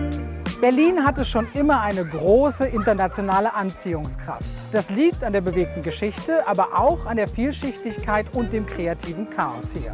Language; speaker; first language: German; native; German